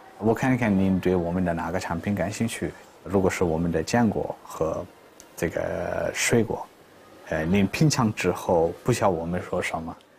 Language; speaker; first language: Chinese; non-native, fluent; Persian